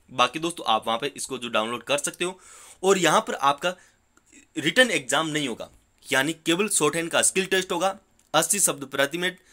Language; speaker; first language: Hindi; native; Hindi